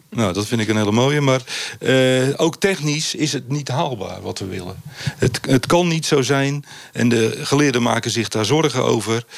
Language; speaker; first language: Dutch; native; Dutch